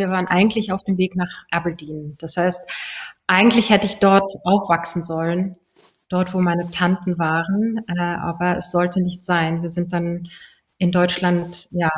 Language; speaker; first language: German; early bilingual, other home language; Persian